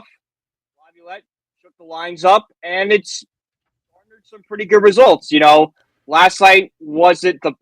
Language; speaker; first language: English; native; English